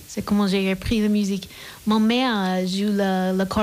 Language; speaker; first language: French; non-native, learner; English